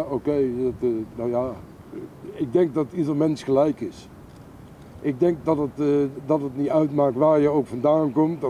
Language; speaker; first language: Dutch; native; Dutch